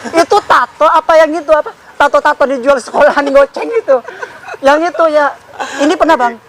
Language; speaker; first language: Indonesian; non-native, local second language; Minangkabau